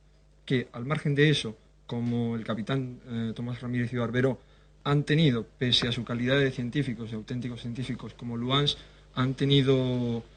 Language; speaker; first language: Spanish; native; Spanish